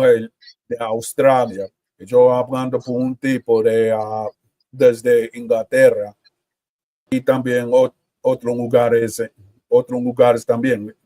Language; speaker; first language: Spanish; early bilingual, heritage; Spanish